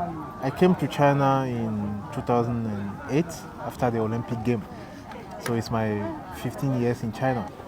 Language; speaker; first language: English; non-native, fluent; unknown